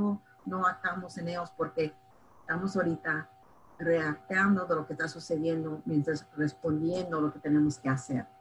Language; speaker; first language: Spanish; early bilingual, heritage; Spanish